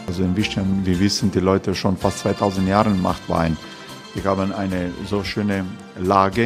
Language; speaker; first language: German; non-native, fluent; Croatian